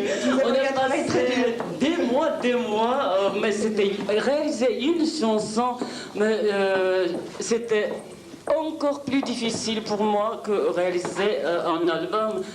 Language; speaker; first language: French; non-native, fluent; Japanese